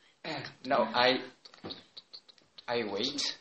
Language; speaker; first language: English; non-native, learner; Russian